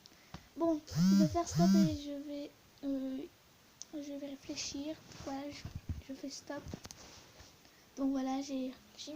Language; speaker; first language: French; early bilingual, other home language; Turkish